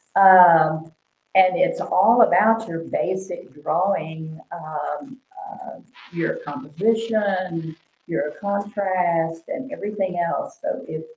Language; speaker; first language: English; native; English